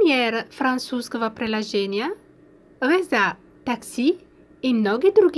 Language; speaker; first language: Russian; non-native, fluent; French